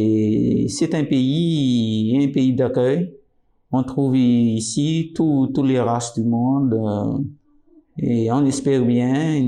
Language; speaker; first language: French; non-native, local second language; Malagasy